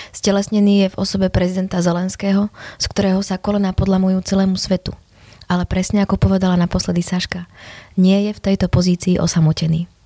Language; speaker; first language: Slovak; native; Slovak